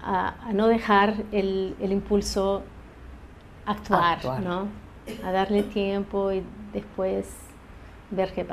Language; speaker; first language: Spanish; early bilingual, heritage; Portuguese